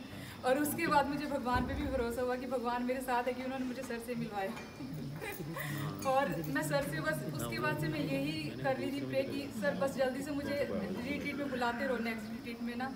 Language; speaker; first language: Hindi; native; Hindi